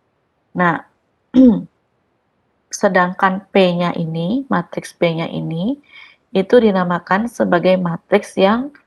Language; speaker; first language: Indonesian; native; Indonesian